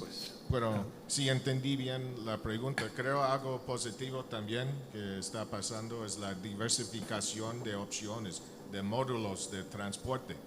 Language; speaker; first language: Spanish; non-native, learner; English